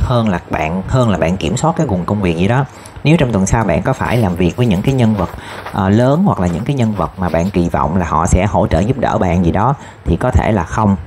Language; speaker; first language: Vietnamese; native; Vietnamese